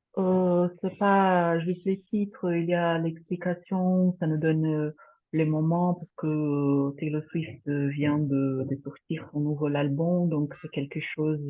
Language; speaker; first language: French; non-native, fluent; Portuguese